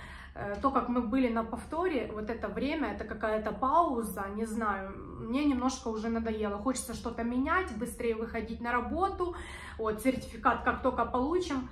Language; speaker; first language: Russian; native; Russian